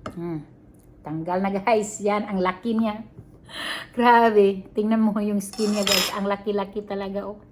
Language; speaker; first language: Filipino; non-native, local second language; Cebuano